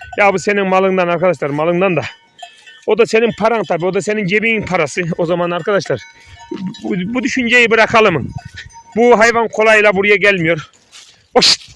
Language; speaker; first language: Turkish; native; Turkish